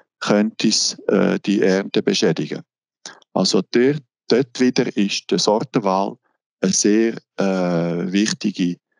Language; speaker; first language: German; non-native, local second language; French